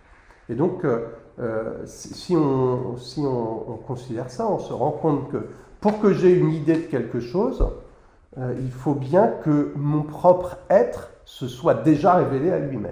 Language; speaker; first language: French; native; French